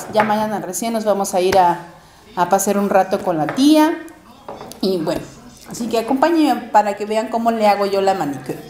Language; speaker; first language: Spanish; native; Spanish